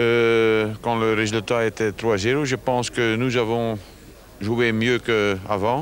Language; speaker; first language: French; non-native, local second language; Dutch